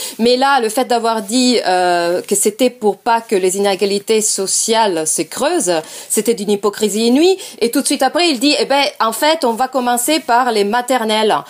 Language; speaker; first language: French; non-native, fluent; Italian